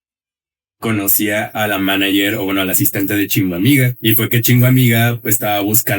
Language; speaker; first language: Spanish; native; Spanish